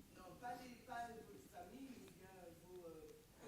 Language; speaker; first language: French; native; French